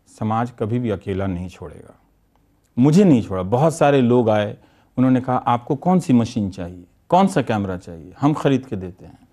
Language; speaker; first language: Hindi; native; Hindi